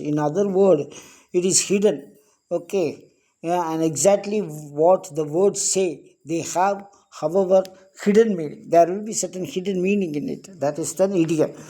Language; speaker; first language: English; non-native, local second language; Tamil